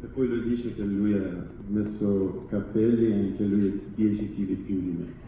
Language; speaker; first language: Italian; non-native, fluent; Persian